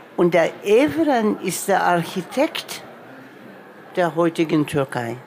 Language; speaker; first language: German; non-native, fluent; Turkish